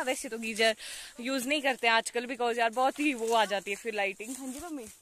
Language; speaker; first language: Hindi; native; Hindi